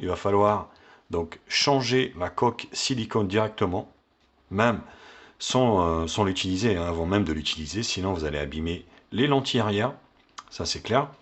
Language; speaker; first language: French; native; French